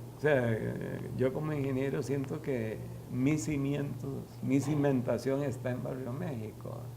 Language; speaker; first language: Spanish; early bilingual, other home language; Yiddish